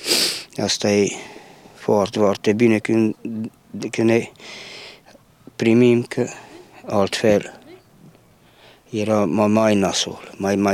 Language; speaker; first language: Romanian; non-native, local second language; Hungarian